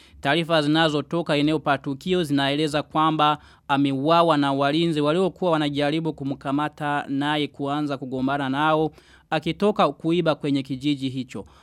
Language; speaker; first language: Swahili; non-native, local second language; Rundi